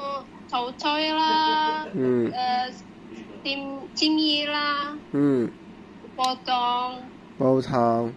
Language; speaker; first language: Chinese; non-native, learner; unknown